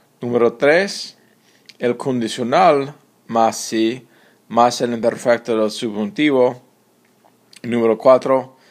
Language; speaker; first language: Spanish; non-native, fluent; English